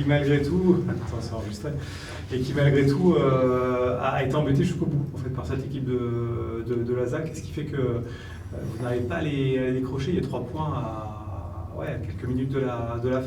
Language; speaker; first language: French; native; French